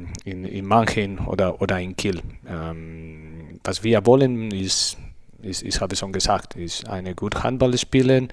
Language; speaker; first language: German; non-native, learner; Spanish